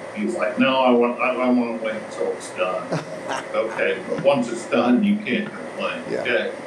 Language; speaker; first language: English; native; English